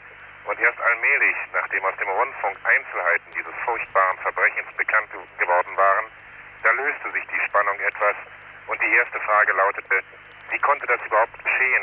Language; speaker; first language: German; native; German